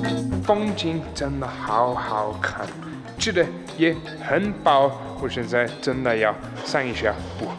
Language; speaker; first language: Chinese; non-native, learner; German